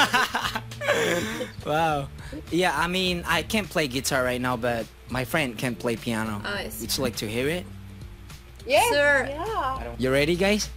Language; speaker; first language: English; non-native, learner; Indonesian